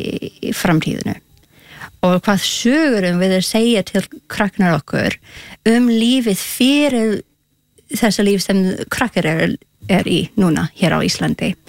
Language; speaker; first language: Icelandic; non-native, learner; Spanish